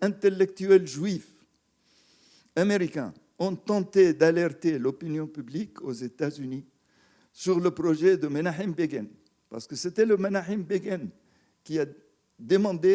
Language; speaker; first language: French; non-native, fluent; Arabic